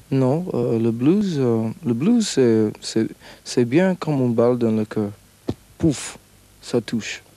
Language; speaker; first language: French; non-native, learner; English